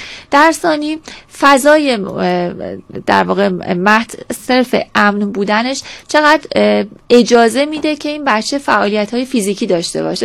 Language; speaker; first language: Persian; non-native, local second language; Azerbaijani